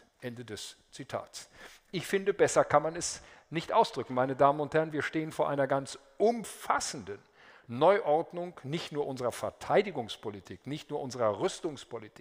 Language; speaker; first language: German; native; German